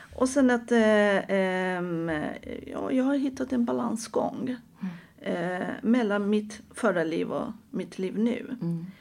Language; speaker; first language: Swedish; non-native, fluent; Persian